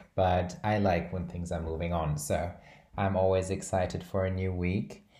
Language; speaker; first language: English; non-native, fluent; Portuguese